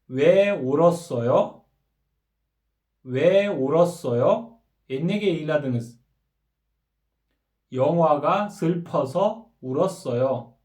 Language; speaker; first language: Korean; non-native, fluent; Kyrgyz